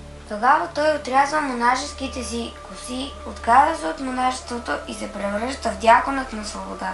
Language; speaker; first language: Bulgarian; native; Bulgarian